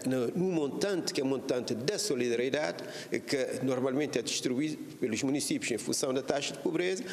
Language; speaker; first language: Portuguese; non-native, local second language; Kabuverdianu